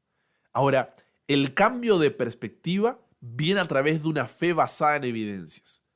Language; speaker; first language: Spanish; native; Spanish